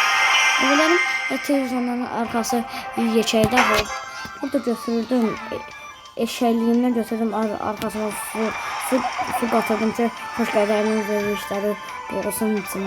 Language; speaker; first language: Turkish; non-native, learner; Azerbaijani